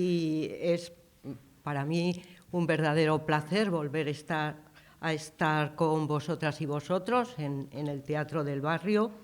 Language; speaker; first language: Spanish; native; Spanish